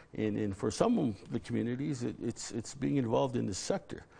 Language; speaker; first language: English; native; English